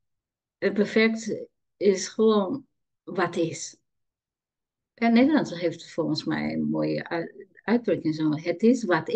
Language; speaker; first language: Dutch; non-native, learner; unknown